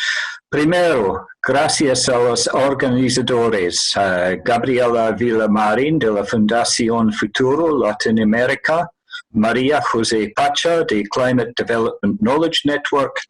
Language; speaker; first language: Spanish; non-native, fluent; English